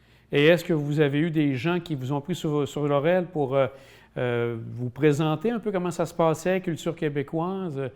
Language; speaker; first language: French; native; French